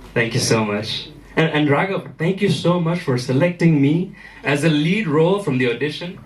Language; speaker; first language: Kannada; early bilingual, other home language; German